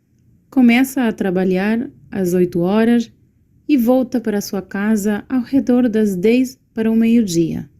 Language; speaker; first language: Portuguese; non-native, learner; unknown